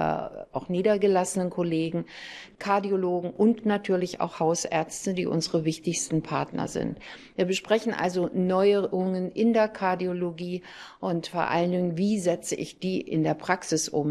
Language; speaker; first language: German; native; German